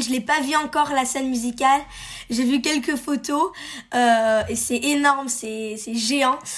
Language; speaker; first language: French; early bilingual, heritage; French